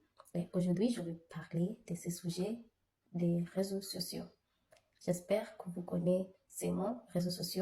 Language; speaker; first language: French; non-native, learner; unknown